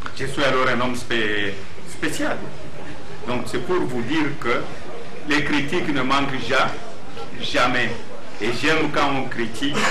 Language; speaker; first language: French; non-native, local second language; Swahili